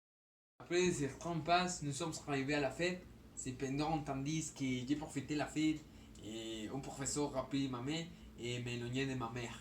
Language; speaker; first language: French; non-native, learner; Spanish